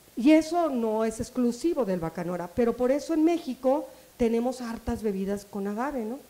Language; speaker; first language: Spanish; native; Spanish